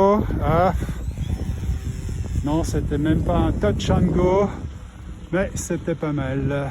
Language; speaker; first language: French; native; French